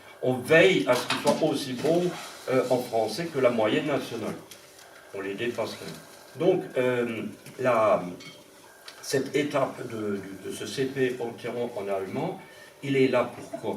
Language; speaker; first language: French; non-native, local second language; Swiss German